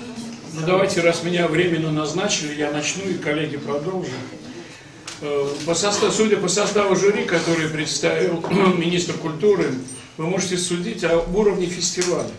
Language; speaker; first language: Russian; native; Russian